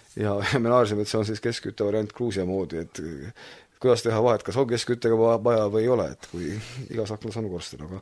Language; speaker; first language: Estonian; native; Estonian